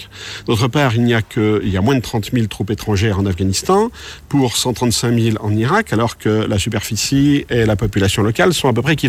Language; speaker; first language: French; native; French